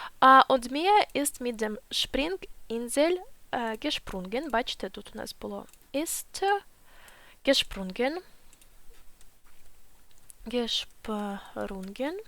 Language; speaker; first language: German; non-native, fluent; Ukrainian